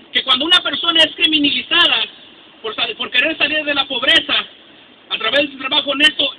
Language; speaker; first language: Spanish; early bilingual, heritage; Spanish